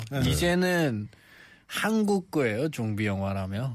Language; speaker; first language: Korean; non-native, fluent; Nepali